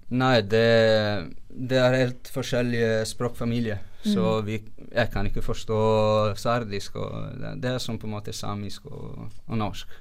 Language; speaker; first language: Norwegian; non-native, fluent; Italian